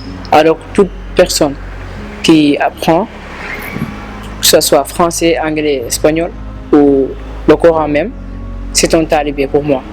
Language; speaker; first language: French; non-native, local second language; Wolof